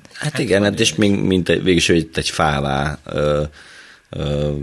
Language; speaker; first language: Hungarian; native; Hungarian